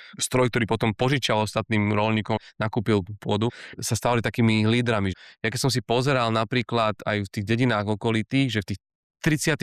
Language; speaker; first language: Slovak; native; Slovak